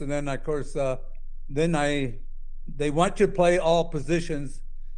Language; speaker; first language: English; native; English